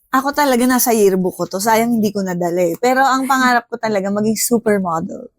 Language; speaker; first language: Filipino; native; Filipino